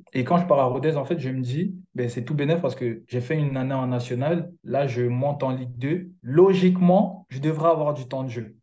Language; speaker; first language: French; early bilingual, other home language; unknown